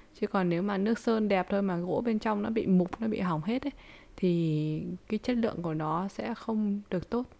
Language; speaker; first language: Vietnamese; early bilingual, heritage; Vietnamese